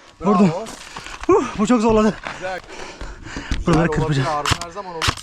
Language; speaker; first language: Turkish; native; Turkish